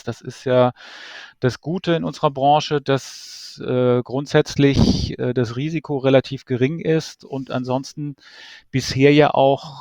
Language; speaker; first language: German; native; German